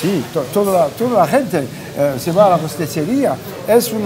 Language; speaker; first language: Spanish; non-native, fluent; French